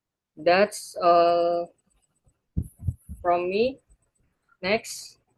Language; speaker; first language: English; non-native, learner; Indonesian